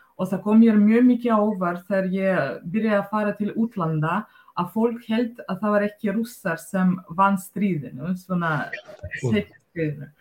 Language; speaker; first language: Icelandic; non-native, fluent; Russian